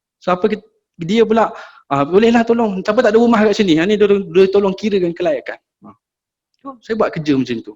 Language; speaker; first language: Malay; native; Malay